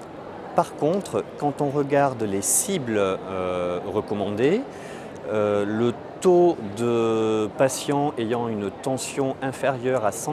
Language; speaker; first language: French; native; French